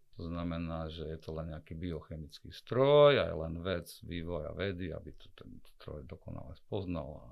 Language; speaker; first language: Slovak; native; Slovak